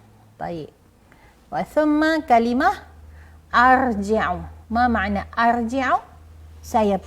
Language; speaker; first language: Arabic; non-native, fluent; Malay